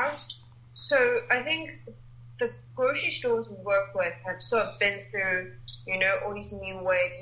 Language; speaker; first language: English; non-native, local second language; Cantonese